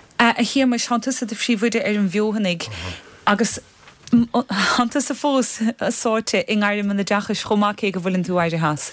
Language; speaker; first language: Irish; native; Irish